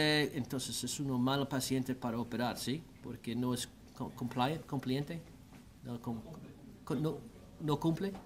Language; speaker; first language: Spanish; non-native, learner; English